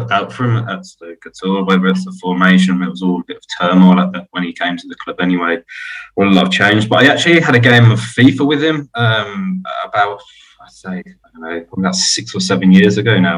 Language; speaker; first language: English; native; English